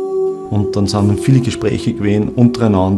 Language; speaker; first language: German; native; German